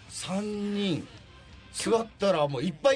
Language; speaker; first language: Japanese; native; Japanese